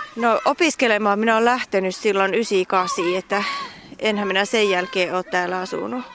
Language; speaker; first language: Finnish; native; Finnish